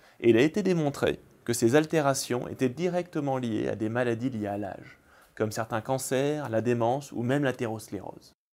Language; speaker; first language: French; native; French